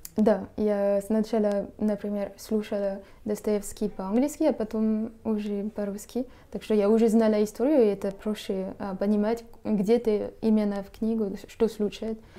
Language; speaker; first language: Russian; non-native, fluent; French